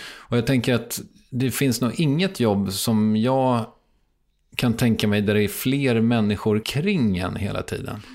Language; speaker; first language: Swedish; native; Swedish